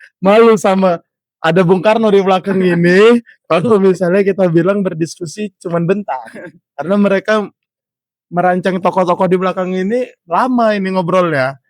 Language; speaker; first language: Indonesian; native; Indonesian